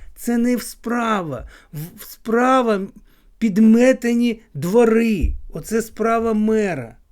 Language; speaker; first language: Ukrainian; non-native, local second language; Russian